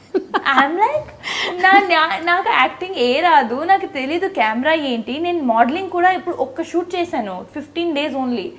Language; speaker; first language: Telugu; non-native, fluent; Hindi